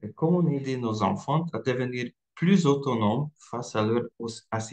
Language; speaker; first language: French; non-native, fluent; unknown